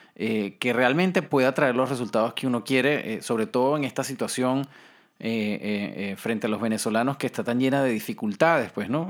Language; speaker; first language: Spanish; native; Spanish